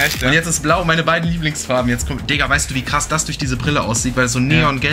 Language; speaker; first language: German; native; German